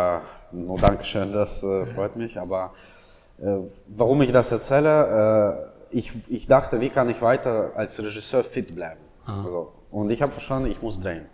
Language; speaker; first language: German; non-native, fluent; Russian